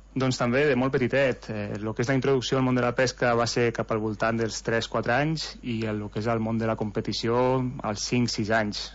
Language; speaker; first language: Catalan; native; Catalan